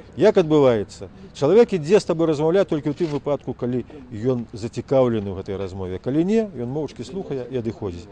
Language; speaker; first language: Belarusian; native; Belarusian